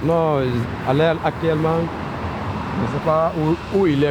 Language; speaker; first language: French; non-native, learner; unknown